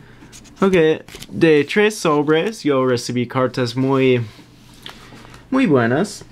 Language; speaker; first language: Spanish; non-native, learner; English